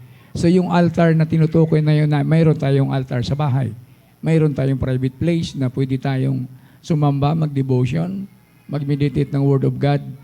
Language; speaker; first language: Filipino; native; Filipino